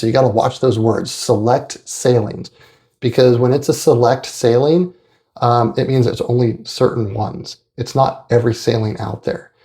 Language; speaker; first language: English; native; English